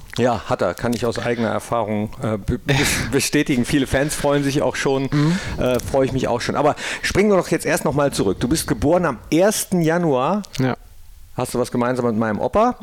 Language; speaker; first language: German; native; German